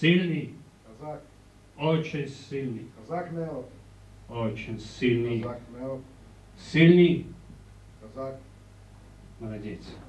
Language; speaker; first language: Russian; non-native, learner; Czech